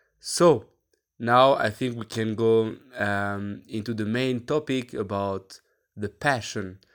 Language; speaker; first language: English; non-native, fluent; French